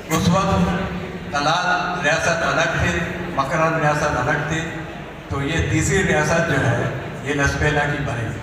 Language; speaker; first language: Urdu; non-native, local second language; Baluchi